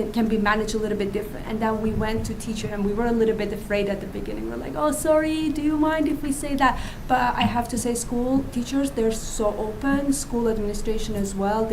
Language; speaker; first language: English; non-native, fluent; Azerbaijani